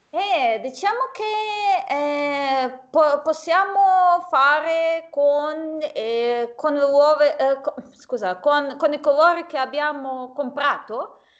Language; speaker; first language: Italian; non-native, fluent; Serbian